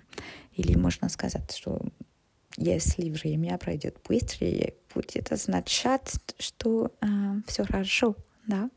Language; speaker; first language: Russian; non-native, learner; French